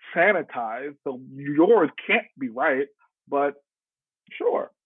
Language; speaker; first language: English; native; English